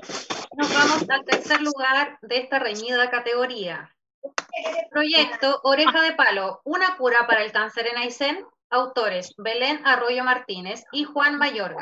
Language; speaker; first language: Spanish; native; Spanish